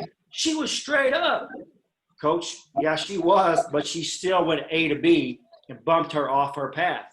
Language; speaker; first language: English; native; English